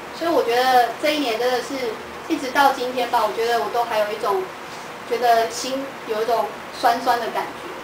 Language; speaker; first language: Chinese; native; Chinese